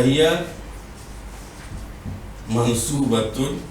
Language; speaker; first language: Arabic; non-native, fluent; Malay